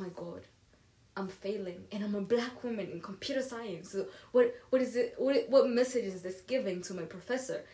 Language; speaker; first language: English; non-native, local second language; Kinyarwanda